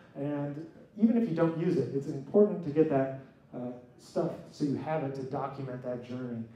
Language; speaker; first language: English; native; English